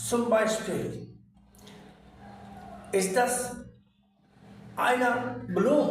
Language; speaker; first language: German; non-native, learner; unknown